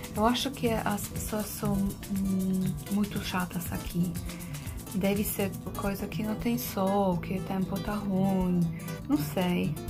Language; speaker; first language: Portuguese; non-native, fluent; Polish